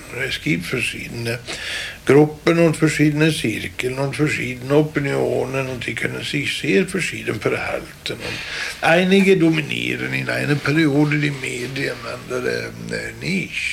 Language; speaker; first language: German; non-native, fluent; Swedish